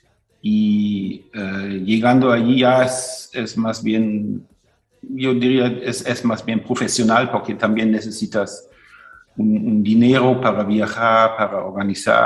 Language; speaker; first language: Spanish; non-native, fluent; German